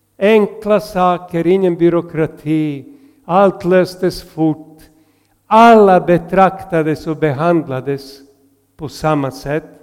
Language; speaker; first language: Swedish; non-native, fluent; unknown